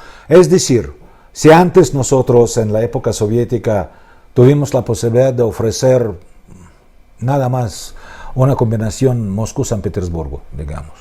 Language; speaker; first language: Spanish; non-native, fluent; Russian